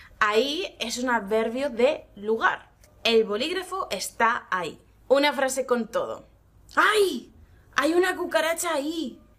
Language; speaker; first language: Spanish; native; Spanish